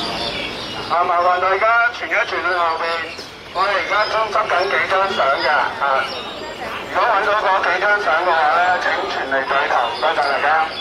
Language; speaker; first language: Chinese; native; Chinese